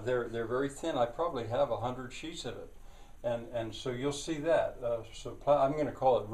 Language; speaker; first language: English; native; English